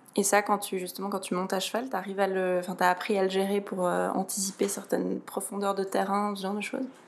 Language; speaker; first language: French; native; French